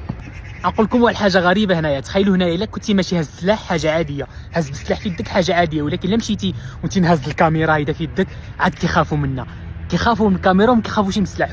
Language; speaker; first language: Arabic; native; Arabic